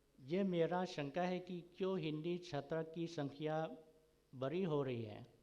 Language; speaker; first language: Hindi; non-native, learner; Thai